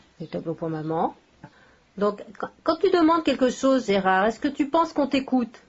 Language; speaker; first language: French; native; French